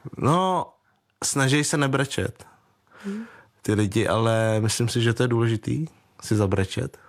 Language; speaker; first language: Czech; early bilingual, other home language; Vietnamese